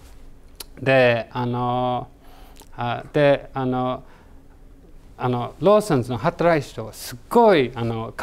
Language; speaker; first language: Japanese; non-native, learner; English